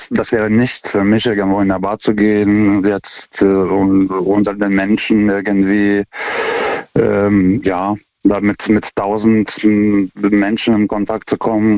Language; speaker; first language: German; non-native, fluent; Lithuanian